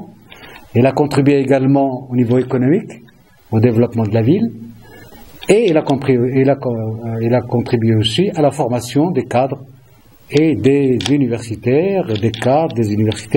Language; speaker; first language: French; non-native, local second language; Arabic